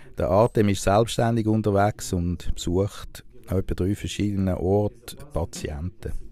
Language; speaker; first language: German; native; German